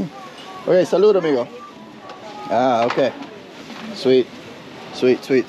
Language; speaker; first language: Spanish; non-native, learner; English